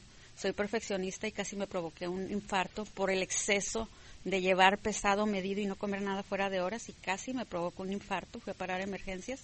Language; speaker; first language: Spanish; native; Spanish